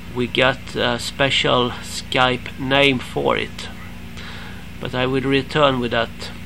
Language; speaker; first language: English; non-native, learner; Swedish